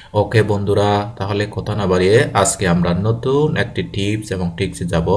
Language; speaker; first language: Bangla; non-native, local second language; Chakma